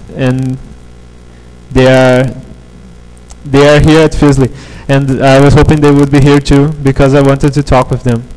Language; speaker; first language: English; non-native, fluent; Portuguese